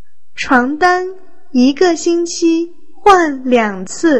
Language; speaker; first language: Chinese; non-native, fluent; Vietnamese